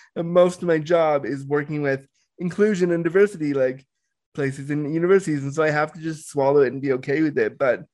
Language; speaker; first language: English; native; English